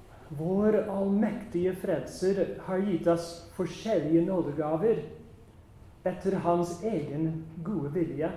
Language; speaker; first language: Norwegian; non-native, fluent; English